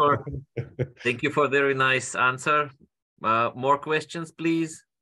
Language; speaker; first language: English; non-native, fluent; Russian